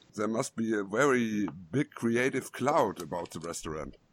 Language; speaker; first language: English; non-native, fluent; German